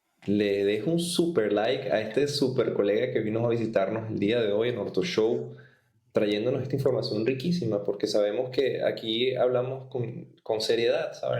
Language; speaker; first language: Spanish; native; Spanish